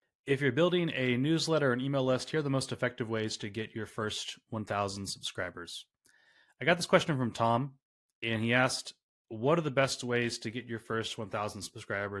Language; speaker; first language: English; native; English